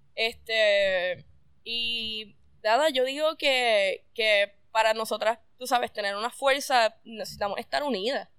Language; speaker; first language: Spanish; native; Spanish